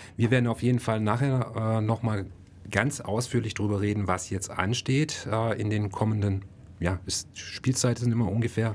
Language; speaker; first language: German; native; German